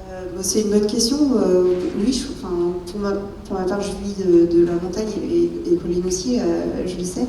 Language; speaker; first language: French; native; French